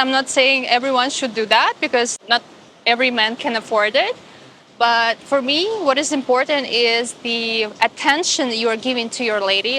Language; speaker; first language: English; non-native, fluent; Russian